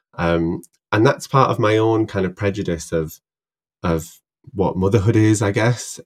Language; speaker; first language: English; native; English